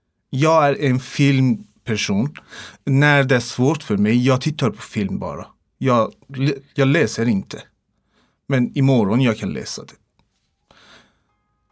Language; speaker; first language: Swedish; non-native, learner; Persian